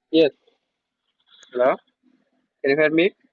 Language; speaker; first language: English; non-native, learner; Bangla